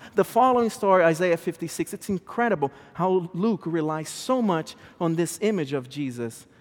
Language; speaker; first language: English; non-native, fluent; Portuguese